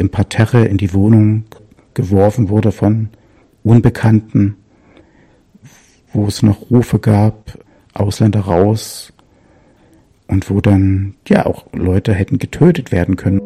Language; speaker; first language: German; native; German